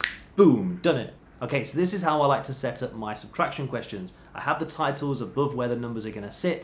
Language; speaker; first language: English; native; English